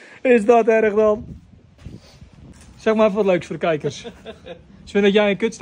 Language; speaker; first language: Dutch; native; Dutch